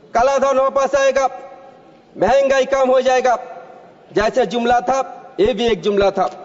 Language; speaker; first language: Hindi; non-native, local second language; Bangla